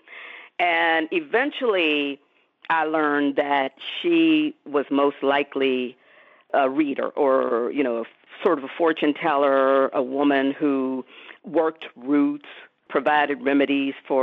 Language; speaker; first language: English; native; English